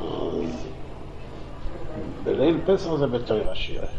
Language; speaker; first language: Hebrew; non-native, local second language; Yiddish